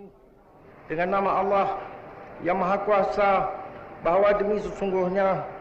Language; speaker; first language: Malay; native; Malay